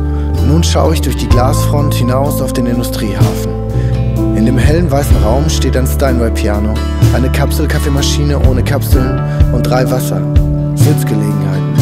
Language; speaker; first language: German; native; German